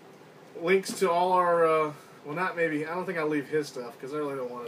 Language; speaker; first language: English; native; English